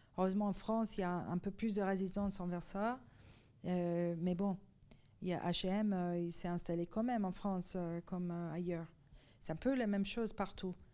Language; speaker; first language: French; non-native, fluent; Persian